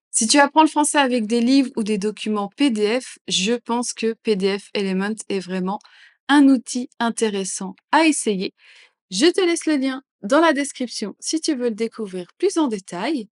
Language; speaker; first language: French; native; French